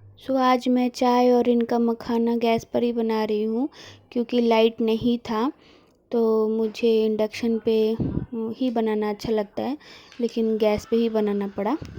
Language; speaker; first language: Hindi; non-native, local second language; Bangla